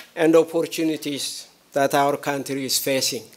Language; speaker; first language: English; non-native, local second language; Amharic